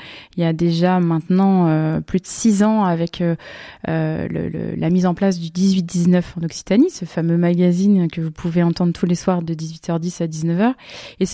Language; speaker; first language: French; native; French